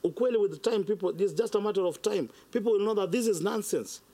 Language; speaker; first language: English; non-native, local second language; Swahili